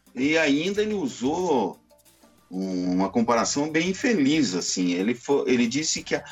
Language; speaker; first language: Portuguese; native; Portuguese